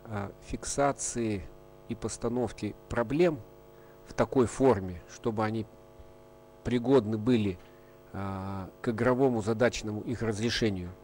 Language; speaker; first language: Russian; native; Russian